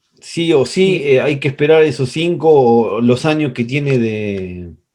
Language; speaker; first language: Spanish; native; Spanish